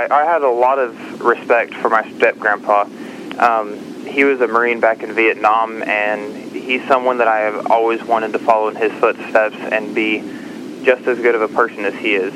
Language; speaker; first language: English; native; English